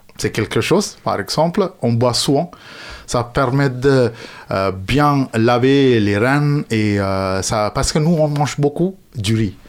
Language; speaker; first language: French; non-native, fluent; Sinhala